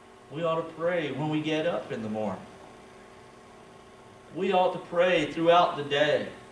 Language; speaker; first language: English; native; English